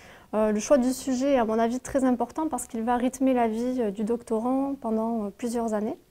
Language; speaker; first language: French; native; French